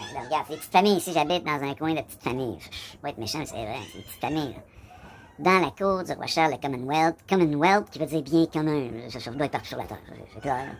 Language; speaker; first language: French; native; French